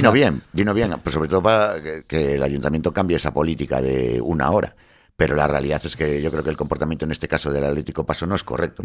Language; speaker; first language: Spanish; native; Spanish